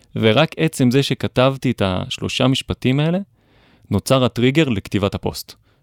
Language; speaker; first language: Hebrew; native; Hebrew